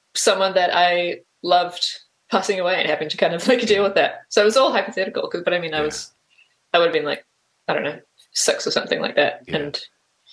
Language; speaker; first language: English; native; English